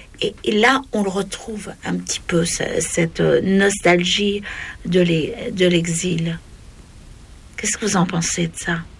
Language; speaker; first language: French; native; French